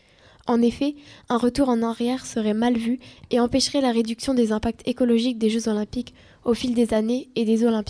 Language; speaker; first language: French; native; French